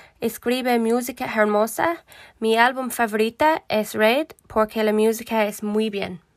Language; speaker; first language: Spanish; non-native, learner; English